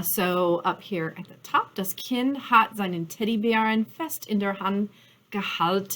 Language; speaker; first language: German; non-native, fluent; English